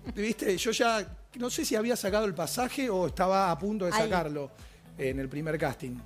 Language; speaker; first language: Spanish; native; Spanish